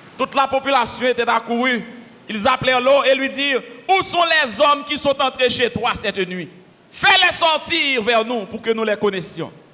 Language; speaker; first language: French; non-native, local second language; Haitian Creole